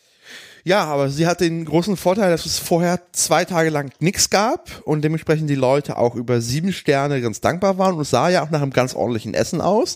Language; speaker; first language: German; native; German